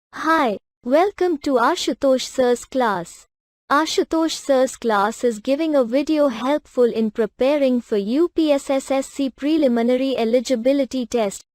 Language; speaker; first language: English; non-native, local second language; Hindi